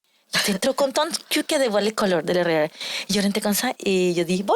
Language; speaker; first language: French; non-native, learner; Spanish